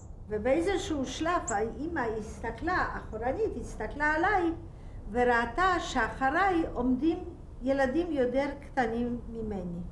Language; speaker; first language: Hebrew; non-native, fluent; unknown